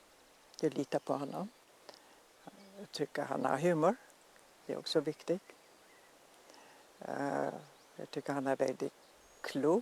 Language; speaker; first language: Swedish; non-native, fluent; German